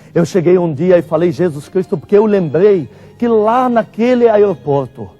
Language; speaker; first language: Portuguese; non-native, fluent; Arabic